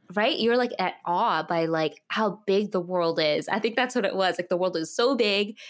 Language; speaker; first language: English; early bilingual, other home language; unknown